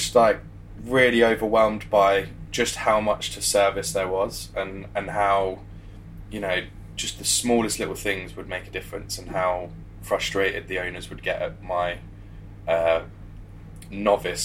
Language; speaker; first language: English; native; English